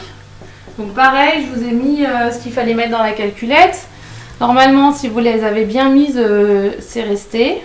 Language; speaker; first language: French; native; French